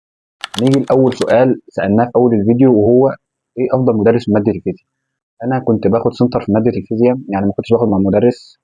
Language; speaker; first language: Arabic; native; Arabic